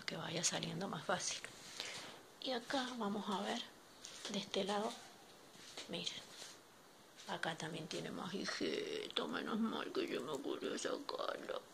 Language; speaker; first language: Spanish; native; Spanish